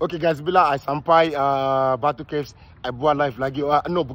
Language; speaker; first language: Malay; non-native, fluent; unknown